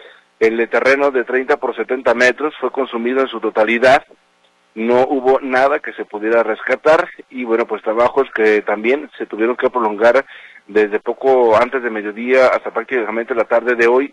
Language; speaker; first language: Spanish; native; Spanish